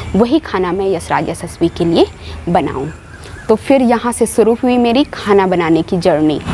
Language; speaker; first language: Hindi; native; Hindi